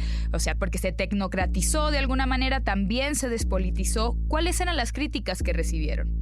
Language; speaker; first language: Spanish; native; Spanish